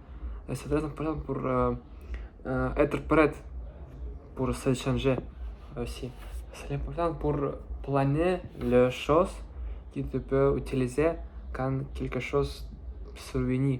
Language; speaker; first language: French; non-native, learner; Russian